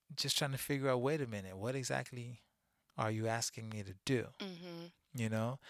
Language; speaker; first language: English; early bilingual, other home language; Haitian Creole